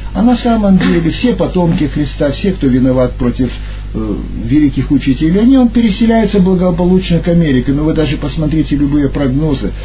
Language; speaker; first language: Russian; native; Russian